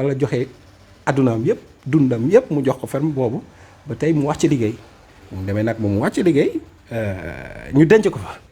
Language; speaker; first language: Wolof; non-native, fluent; Fula